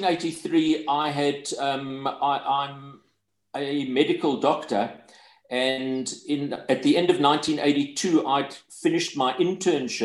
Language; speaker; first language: English; native; English